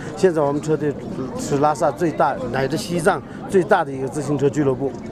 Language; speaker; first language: Chinese; non-native, local second language; Tibetan